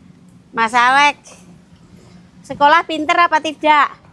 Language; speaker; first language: Indonesian; non-native, local second language; Javanese